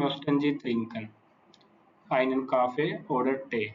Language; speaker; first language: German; non-native, learner; Hindi